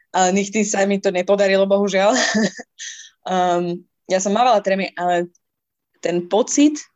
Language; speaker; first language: Slovak; non-native, fluent; Persian